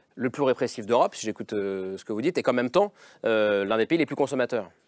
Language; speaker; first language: French; native; French